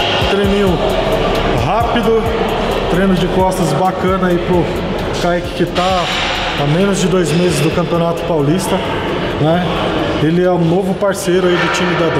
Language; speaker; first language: Portuguese; native; Portuguese